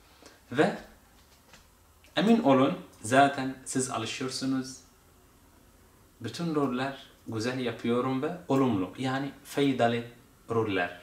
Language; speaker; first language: Turkish; non-native, fluent; Arabic